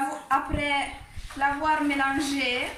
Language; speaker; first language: French; non-native, learner; Italian